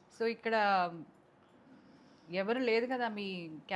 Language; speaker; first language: Telugu; non-native, fluent; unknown